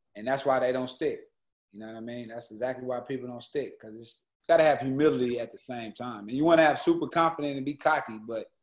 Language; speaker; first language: English; native; English